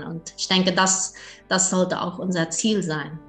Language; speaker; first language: German; early bilingual, heritage; German